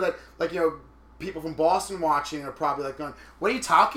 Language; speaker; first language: English; native; English